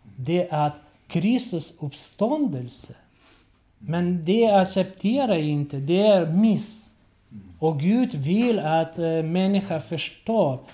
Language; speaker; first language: Swedish; non-native, learner; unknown